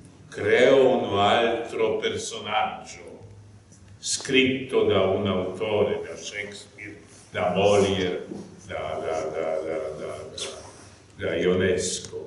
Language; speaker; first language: Italian; non-native, fluent; Polish